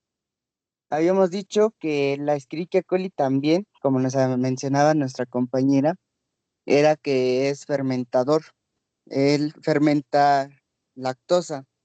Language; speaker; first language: Spanish; native; Spanish